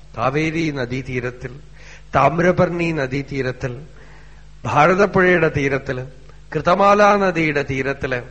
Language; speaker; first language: Malayalam; native; Malayalam